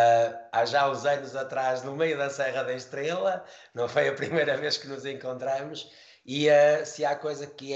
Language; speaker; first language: Portuguese; native; Portuguese